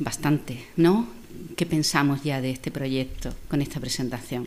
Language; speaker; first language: Spanish; native; Spanish